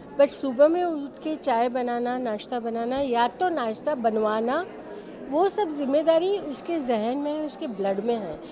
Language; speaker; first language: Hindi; non-native, local second language; Gujarati